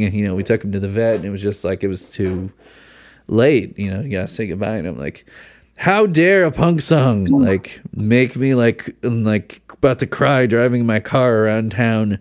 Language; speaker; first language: English; native; English